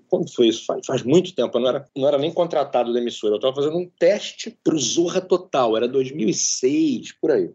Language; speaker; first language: Portuguese; native; Portuguese